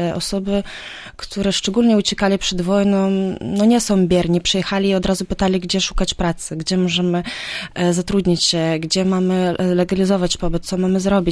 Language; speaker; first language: Polish; non-native, fluent; Ukrainian